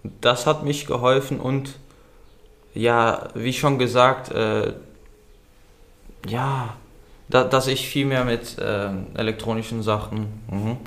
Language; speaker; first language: German; early bilingual, other home language; Dutch